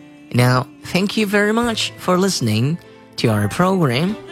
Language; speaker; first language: English; non-native, fluent; Chinese